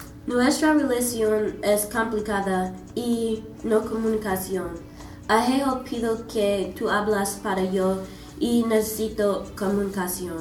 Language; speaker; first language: Spanish; non-native, learner; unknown